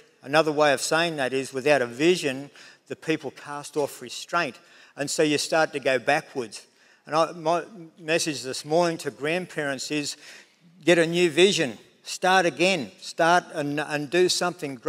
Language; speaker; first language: English; native; English